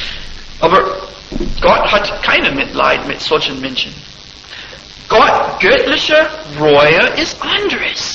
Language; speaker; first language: German; non-native, fluent; English